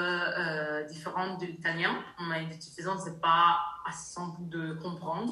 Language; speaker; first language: French; non-native, learner; Italian